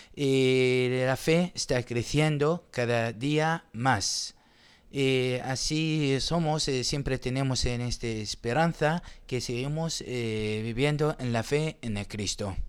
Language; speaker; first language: Spanish; non-native, learner; Arabic